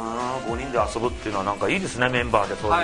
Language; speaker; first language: Japanese; native; Japanese